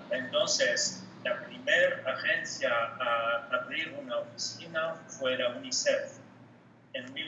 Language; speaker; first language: Spanish; non-native, fluent; French